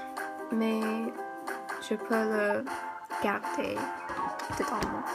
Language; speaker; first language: French; non-native, learner; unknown